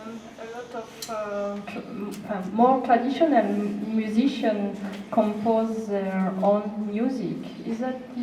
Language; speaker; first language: English; non-native, learner; French